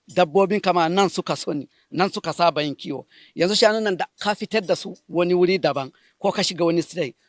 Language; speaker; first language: Hausa; non-native, local second language; Fula